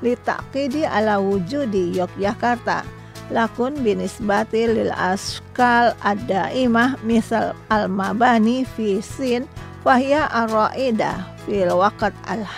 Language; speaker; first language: Arabic; non-native, fluent; Indonesian